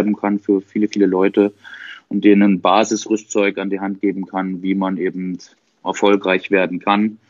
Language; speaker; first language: German; native; German